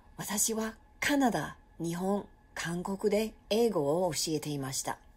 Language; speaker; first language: Japanese; non-native, learner; English